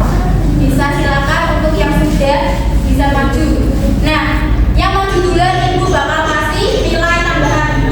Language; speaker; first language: Indonesian; native; Indonesian